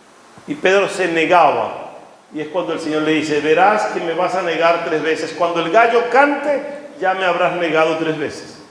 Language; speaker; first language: Spanish; native; Spanish